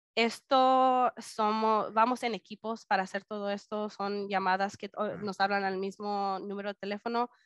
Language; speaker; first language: Spanish; early bilingual, heritage; Spanish